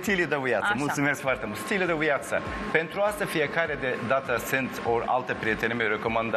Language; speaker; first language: Romanian; non-native, learner; Turkish